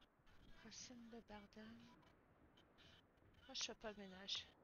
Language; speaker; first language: French; native; French